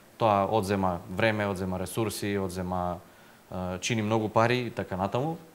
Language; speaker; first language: Macedonian; native; Macedonian